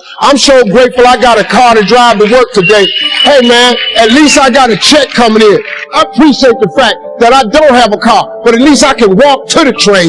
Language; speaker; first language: English; native; English